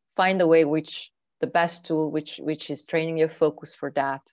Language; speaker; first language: English; non-native, fluent; Hungarian